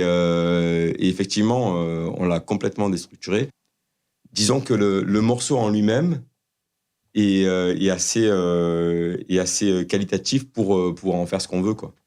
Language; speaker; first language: French; native; French